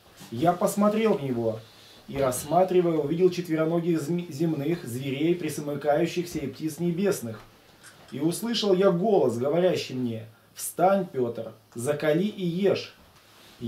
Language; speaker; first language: Russian; native; Russian